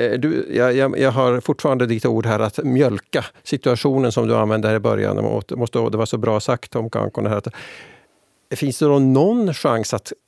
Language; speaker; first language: Swedish; native; Swedish